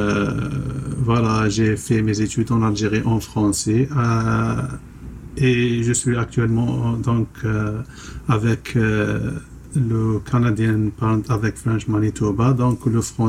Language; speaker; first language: French; non-native, local second language; Arabic